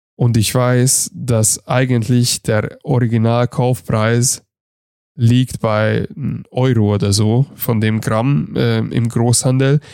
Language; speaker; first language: German; non-native, fluent; Hungarian